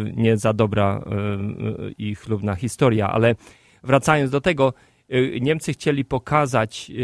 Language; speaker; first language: Polish; native; Polish